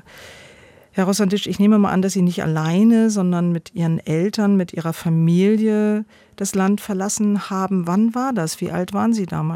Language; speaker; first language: German; native; German